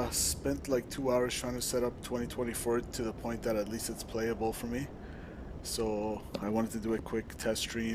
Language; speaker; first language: English; native; English